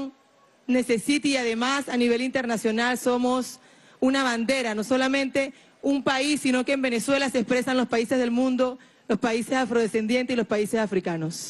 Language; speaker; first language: Spanish; native; Spanish